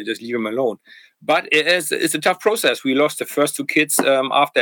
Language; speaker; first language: English; non-native, fluent; German